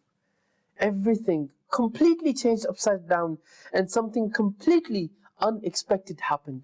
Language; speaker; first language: English; non-native, local second language; Urdu